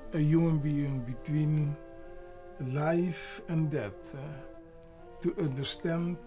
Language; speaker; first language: English; non-native, learner; Papiamento